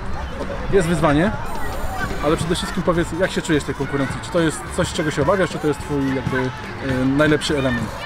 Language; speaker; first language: Polish; native; Polish